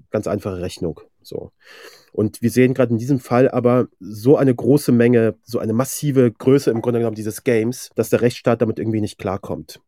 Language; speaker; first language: German; early bilingual, other home language; Persian